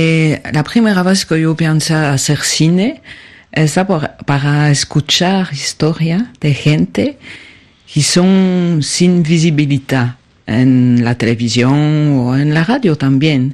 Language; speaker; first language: Spanish; non-native, fluent; French